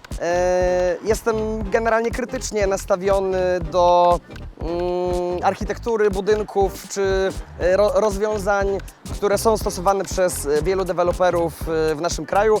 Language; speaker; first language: Polish; native; Polish